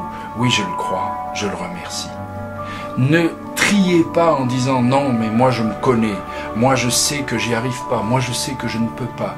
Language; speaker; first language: French; native; French